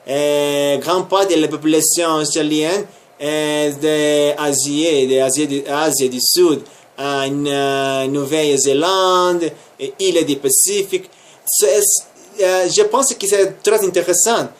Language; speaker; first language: French; non-native, learner; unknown